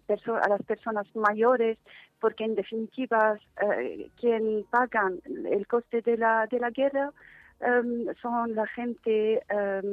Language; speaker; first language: Spanish; non-native, fluent; Arabic